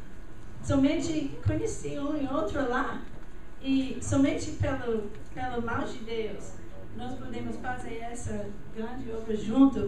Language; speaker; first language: Portuguese; non-native, learner; English